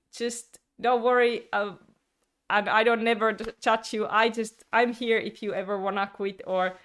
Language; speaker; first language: English; non-native, fluent; Finnish